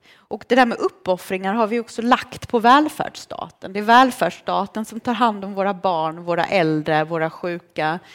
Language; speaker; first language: Swedish; early bilingual, other home language; Romanian